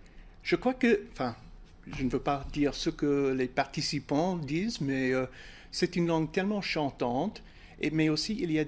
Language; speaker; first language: French; non-native, fluent; English